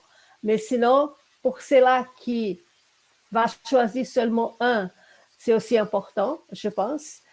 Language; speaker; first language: French; non-native, fluent; Portuguese